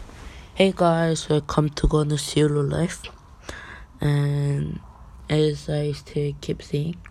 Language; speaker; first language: English; non-native, learner; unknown